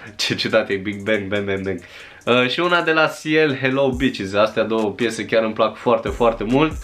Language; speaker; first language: Romanian; early bilingual, other home language; Chinese